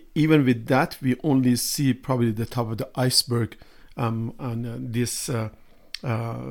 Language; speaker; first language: English; non-native, fluent; Persian